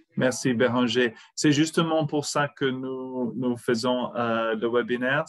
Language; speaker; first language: French; non-native, fluent; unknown